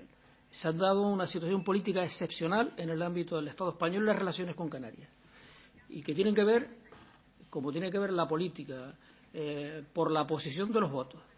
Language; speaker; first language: Spanish; native; Spanish